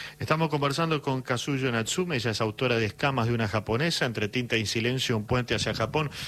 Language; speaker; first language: Spanish; native; Spanish